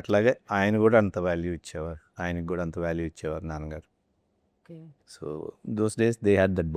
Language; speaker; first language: Telugu; native; Telugu